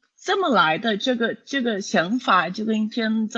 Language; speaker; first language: Chinese; non-native, fluent; Portuguese